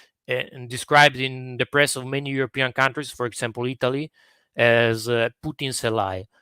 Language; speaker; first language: English; non-native, fluent; Italian